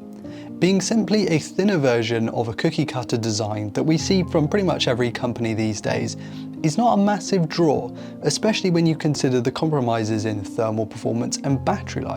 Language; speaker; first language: English; native; English